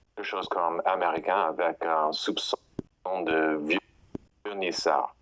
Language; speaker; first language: French; non-native, fluent; English